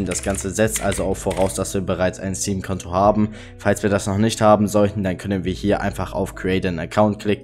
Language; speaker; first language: German; native; German